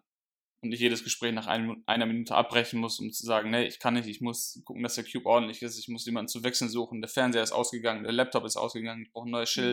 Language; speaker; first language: German; native; German